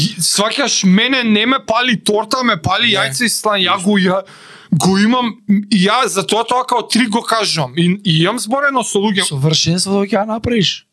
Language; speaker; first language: Macedonian; native; Macedonian